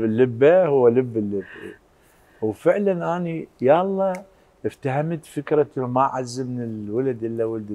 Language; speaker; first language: Arabic; native; Arabic